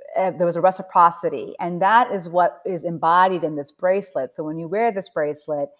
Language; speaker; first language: English; native; English